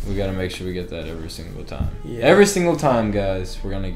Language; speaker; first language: English; native; English